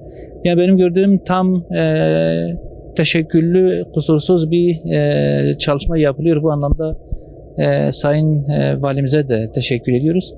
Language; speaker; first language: Turkish; native; Turkish